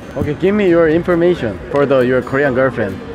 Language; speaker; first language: English; non-native, learner; Korean